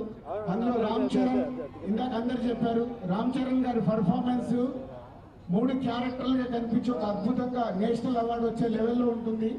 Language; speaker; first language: Telugu; native; Telugu